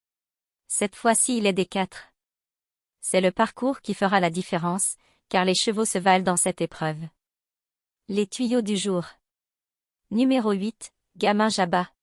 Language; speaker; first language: French; native; French